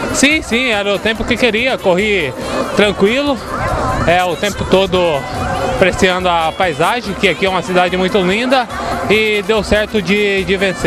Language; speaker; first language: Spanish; non-native, learner; Portuguese